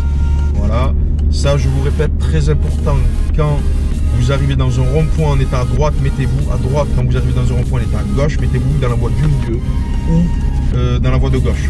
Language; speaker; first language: French; native; French